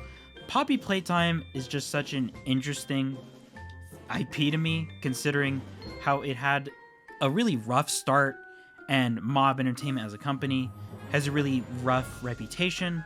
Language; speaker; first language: English; native; English